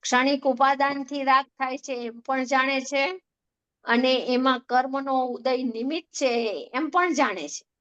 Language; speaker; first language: Hindi; non-native, local second language; Gujarati